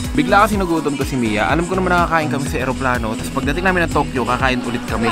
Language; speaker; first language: Filipino; native; Filipino